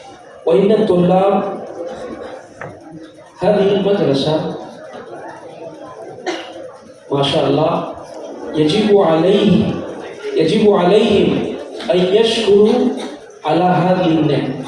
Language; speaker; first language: Arabic; non-native, fluent; Urdu